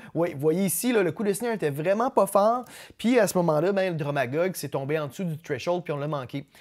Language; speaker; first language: French; native; French